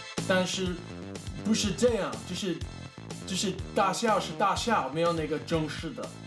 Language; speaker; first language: Chinese; non-native, learner; English